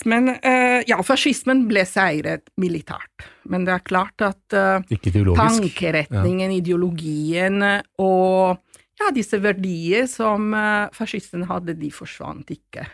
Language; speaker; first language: Norwegian; non-native, fluent; Italian